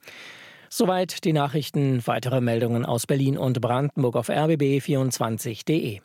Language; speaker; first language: German; native; German